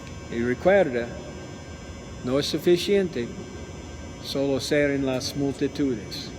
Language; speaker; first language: Spanish; non-native, learner; English